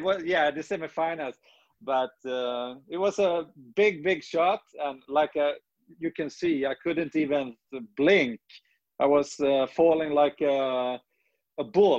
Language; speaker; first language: English; non-native, fluent; Swedish